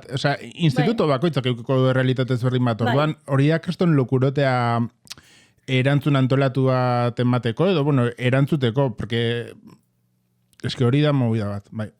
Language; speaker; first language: Basque; native; Basque